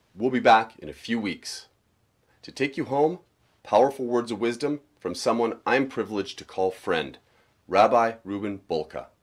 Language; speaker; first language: English; native; English